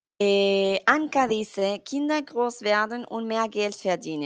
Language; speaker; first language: German; non-native, learner; Spanish